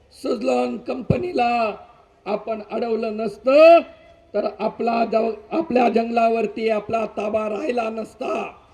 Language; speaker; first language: Marathi; non-native, local second language; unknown